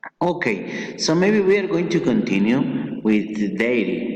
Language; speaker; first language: English; non-native, fluent; Spanish